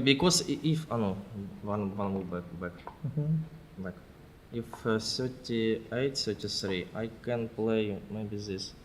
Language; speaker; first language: English; non-native, learner; Russian